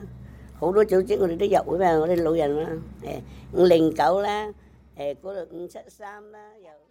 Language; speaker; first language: Chinese; native; Chinese